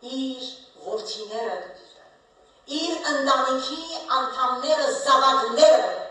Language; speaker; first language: Armenian; early bilingual, heritage; Armenian